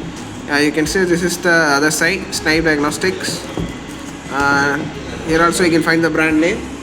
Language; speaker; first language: English; non-native, local second language; Tamil